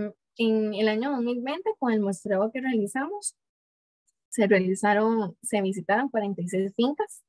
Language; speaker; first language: Spanish; native; Spanish